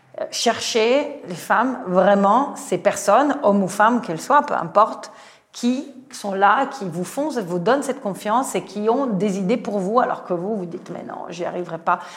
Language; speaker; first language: French; non-native, fluent; Italian